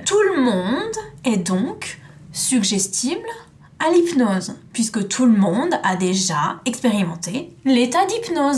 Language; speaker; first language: French; native; French